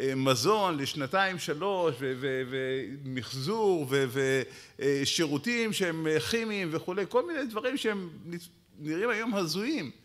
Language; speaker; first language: Hebrew; native; Hebrew